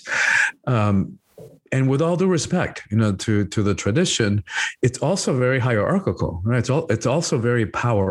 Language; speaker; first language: English; early bilingual, other home language; Spanish